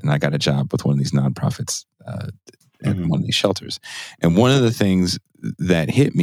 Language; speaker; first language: English; native; English